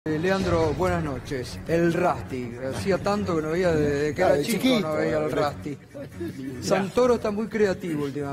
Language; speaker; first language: Spanish; native; Spanish